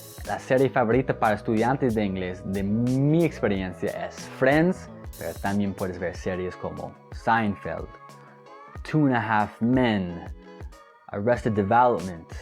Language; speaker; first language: Spanish; non-native, fluent; English